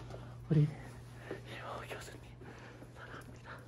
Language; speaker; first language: Korean; non-native, learner; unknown